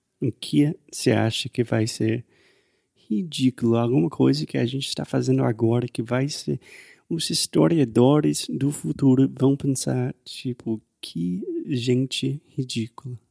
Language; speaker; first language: Portuguese; non-native, fluent; English